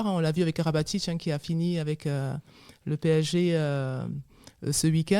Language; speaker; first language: French; native; French